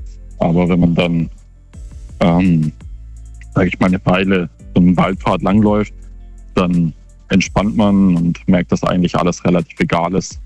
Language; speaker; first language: German; native; German